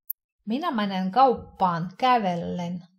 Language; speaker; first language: Finnish; non-native, fluent; Russian